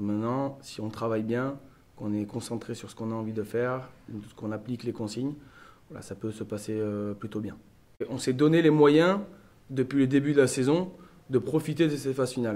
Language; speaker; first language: French; native; French